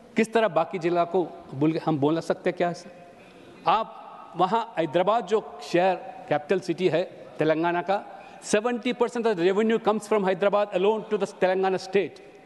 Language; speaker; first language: Hindi; non-native, local second language; Telugu